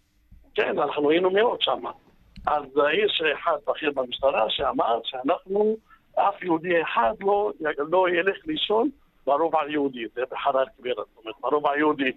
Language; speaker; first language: Hebrew; non-native, fluent; Arabic